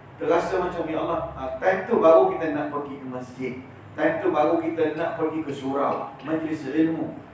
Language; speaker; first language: Malay; early bilingual, heritage; Malay